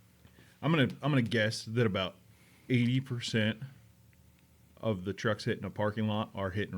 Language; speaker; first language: English; native; English